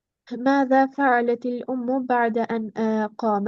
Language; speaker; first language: Arabic; non-native, learner; Albanian